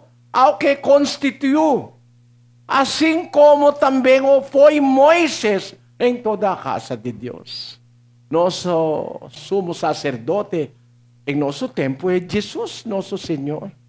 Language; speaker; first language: Portuguese; non-native, learner; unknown